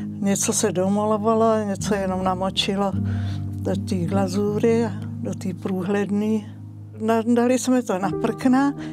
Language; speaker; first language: Czech; native; Czech